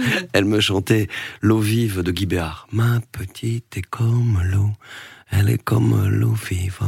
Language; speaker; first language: French; native; French